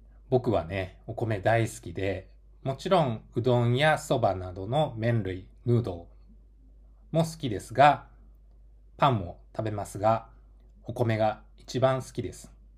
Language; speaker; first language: Japanese; native; Japanese